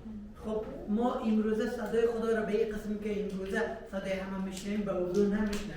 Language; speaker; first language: Persian; native; Persian